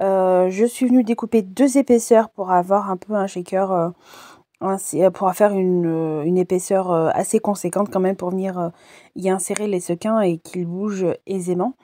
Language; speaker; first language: French; native; French